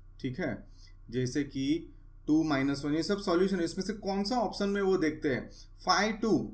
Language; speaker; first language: Hindi; non-native, local second language; Gujarati